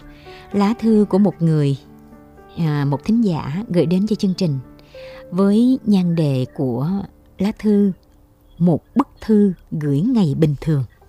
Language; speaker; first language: Vietnamese; native; Vietnamese